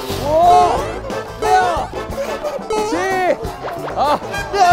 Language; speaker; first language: Chinese; native; Chinese